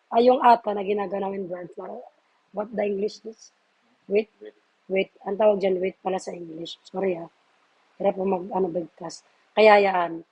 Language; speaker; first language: Filipino; non-native, local second language; Waray